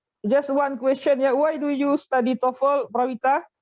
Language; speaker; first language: English; non-native, fluent; Indonesian